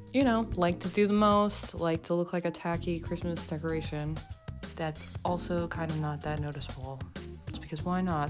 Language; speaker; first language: English; native; English